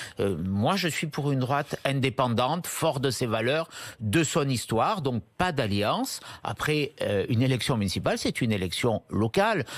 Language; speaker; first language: French; native; French